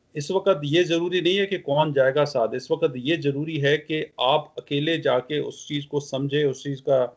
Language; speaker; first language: Hindi; non-native, local second language; Punjabi